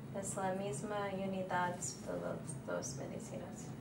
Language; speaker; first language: Spanish; non-native, learner; English